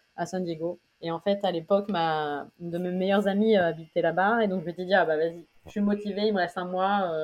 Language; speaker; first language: French; native; French